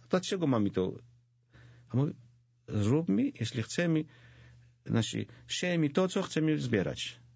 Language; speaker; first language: Polish; non-native, fluent; Georgian